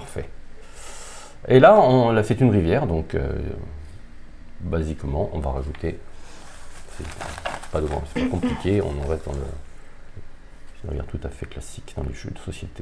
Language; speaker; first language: French; native; French